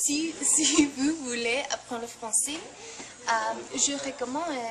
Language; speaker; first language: French; non-native, learner; English